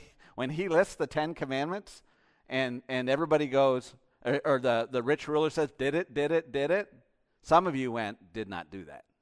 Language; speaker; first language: English; native; English